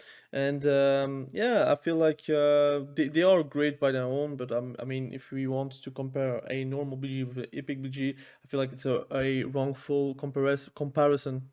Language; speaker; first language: English; non-native, fluent; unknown